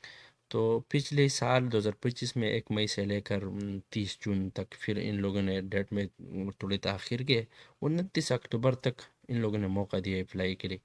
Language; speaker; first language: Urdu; non-native, local second language; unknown